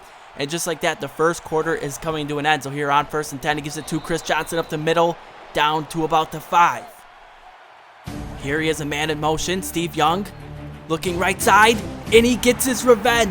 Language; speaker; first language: English; native; English